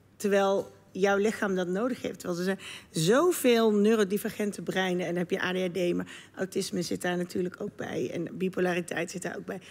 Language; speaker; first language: Dutch; native; Dutch